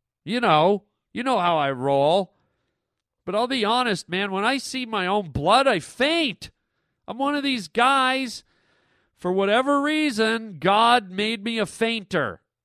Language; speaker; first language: English; native; English